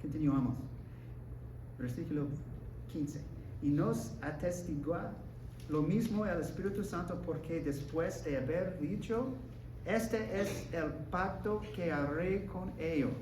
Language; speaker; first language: Spanish; non-native, learner; English